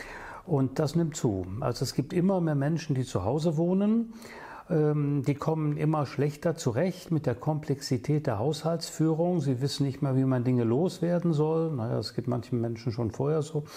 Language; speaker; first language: German; native; German